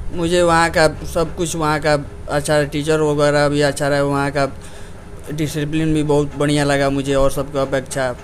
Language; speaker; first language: Hindi; native; Hindi